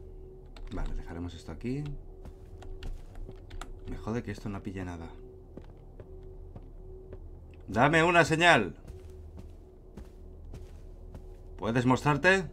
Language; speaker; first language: Spanish; native; Spanish